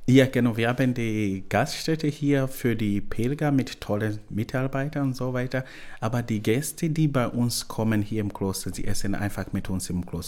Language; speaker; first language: German; non-native, learner; Swahili